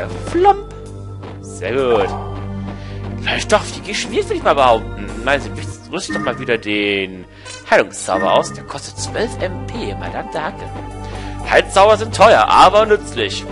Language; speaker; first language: German; native; German